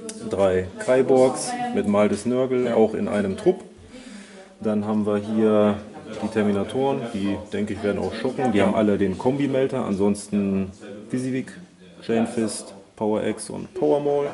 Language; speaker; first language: German; native; German